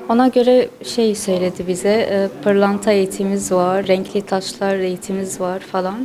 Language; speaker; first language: Turkish; non-native, learner; Arabic